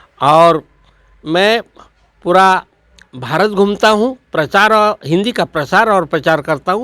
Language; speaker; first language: Hindi; non-native, local second language; Marathi